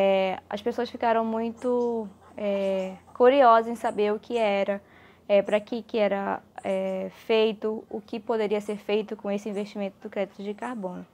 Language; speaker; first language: Portuguese; native; Portuguese